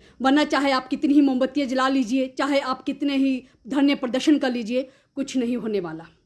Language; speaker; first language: Hindi; native; Hindi